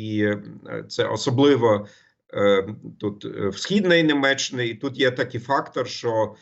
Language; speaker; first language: Ukrainian; non-native, fluent; German